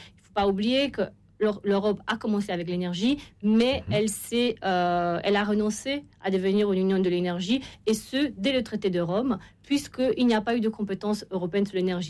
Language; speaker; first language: French; non-native, fluent; Romanian